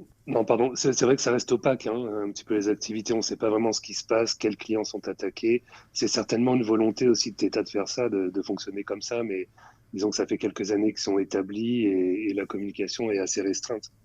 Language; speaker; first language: French; native; French